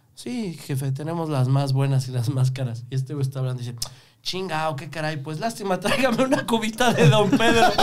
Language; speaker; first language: Spanish; native; Spanish